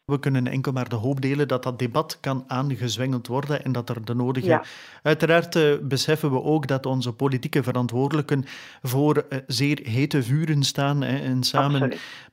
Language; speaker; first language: Dutch; native; Dutch